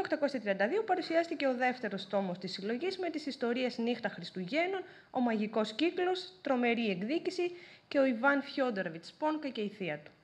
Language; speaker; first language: Greek; native; Greek